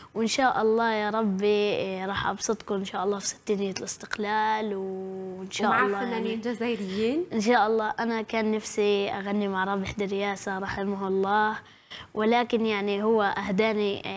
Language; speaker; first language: Arabic; native; Arabic